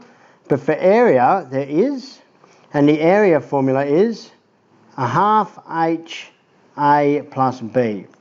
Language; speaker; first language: English; native; English